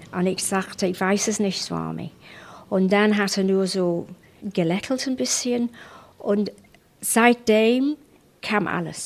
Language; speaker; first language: German; non-native, fluent; English